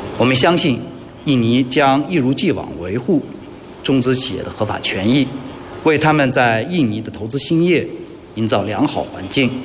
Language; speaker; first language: Chinese; native; Chinese